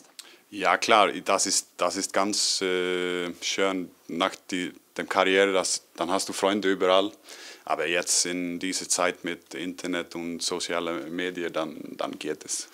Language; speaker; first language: German; non-native, learner; Icelandic